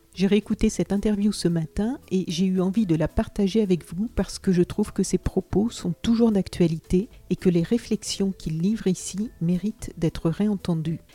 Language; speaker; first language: French; native; French